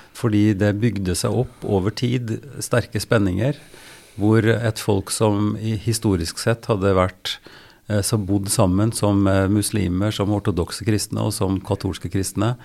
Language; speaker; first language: Norwegian; native; Norwegian